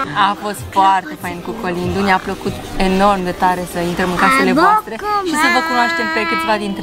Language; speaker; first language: Romanian; native; Romanian